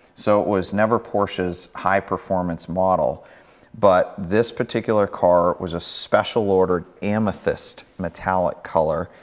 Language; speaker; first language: English; native; English